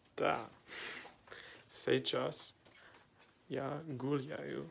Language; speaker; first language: Russian; non-native, learner; English